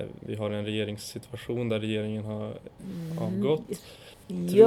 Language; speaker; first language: Swedish; native; Swedish